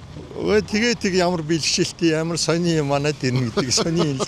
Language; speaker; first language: Mongolian; native; Mongolian